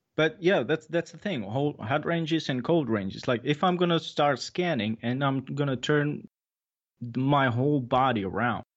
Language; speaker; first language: English; non-native, fluent; Czech